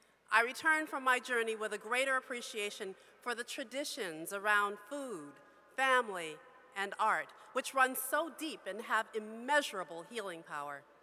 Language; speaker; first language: English; native; English